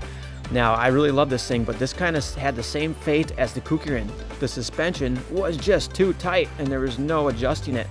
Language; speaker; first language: English; native; English